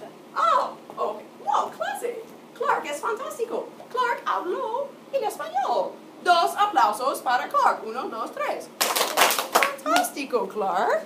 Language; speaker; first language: Spanish; non-native, fluent; English